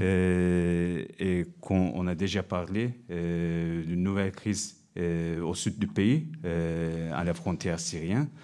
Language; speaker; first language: French; non-native, fluent; Turkish